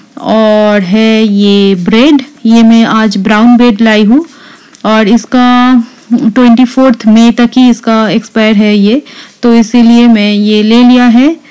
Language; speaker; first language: Hindi; non-native, local second language; Bangla